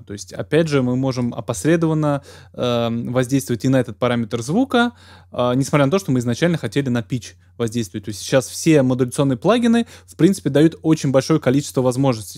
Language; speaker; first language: Russian; native; Russian